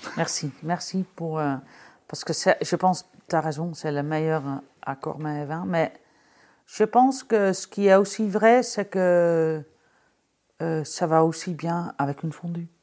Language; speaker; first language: French; non-native, fluent; Dutch